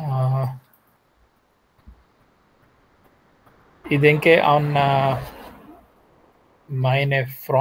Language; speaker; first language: German; non-native, learner; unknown